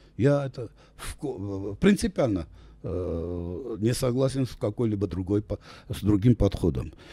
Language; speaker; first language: Russian; non-native, local second language; Armenian